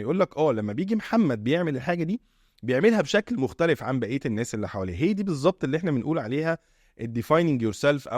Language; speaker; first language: Arabic; native; Arabic